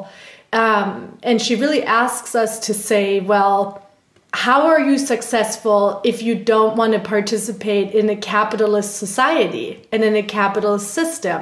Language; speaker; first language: English; non-native, fluent; German